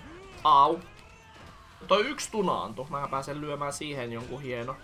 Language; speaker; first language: Finnish; native; Finnish